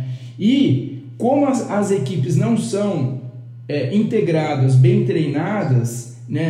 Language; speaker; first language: Portuguese; native; Portuguese